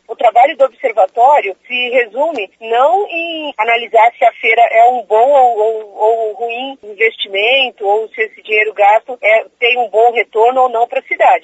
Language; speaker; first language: Portuguese; native; Portuguese